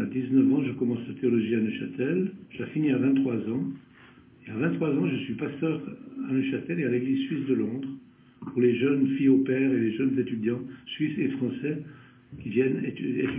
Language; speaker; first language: French; native; French